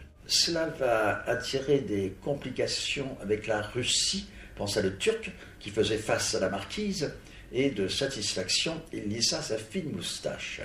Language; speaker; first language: French; native; French